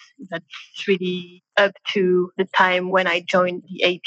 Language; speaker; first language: English; non-native, fluent; French